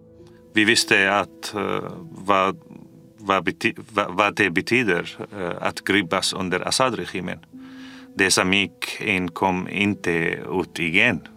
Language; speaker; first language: Swedish; non-native, fluent; Arabic